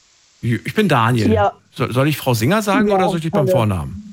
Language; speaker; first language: German; native; German